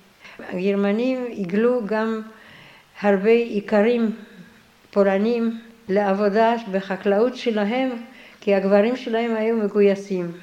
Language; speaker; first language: Hebrew; non-native, fluent; Polish